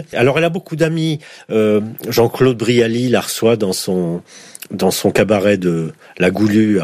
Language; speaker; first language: French; native; French